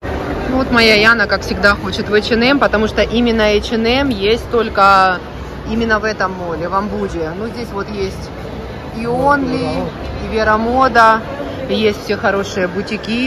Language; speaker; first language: Russian; native; Russian